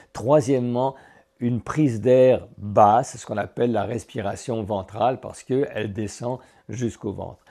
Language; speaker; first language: French; native; French